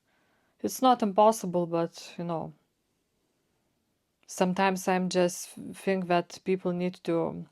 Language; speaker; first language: English; non-native, fluent; Lithuanian